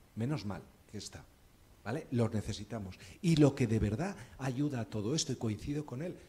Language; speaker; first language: Spanish; native; Spanish